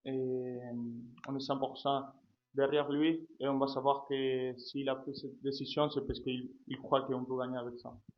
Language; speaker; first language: French; non-native, fluent; Spanish